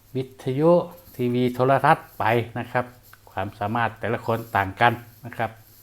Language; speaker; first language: Thai; non-native, local second language; Northeastern Thai